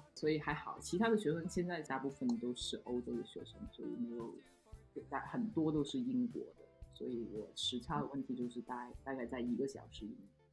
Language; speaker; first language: Chinese; non-native, local second language; Cantonese